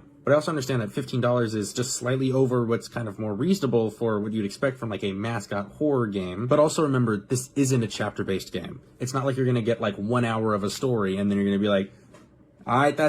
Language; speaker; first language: English; native; English